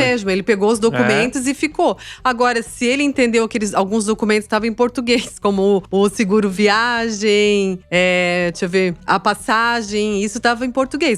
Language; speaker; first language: Portuguese; native; Portuguese